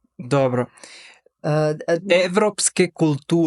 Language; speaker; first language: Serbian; early bilingual, heritage; Serbian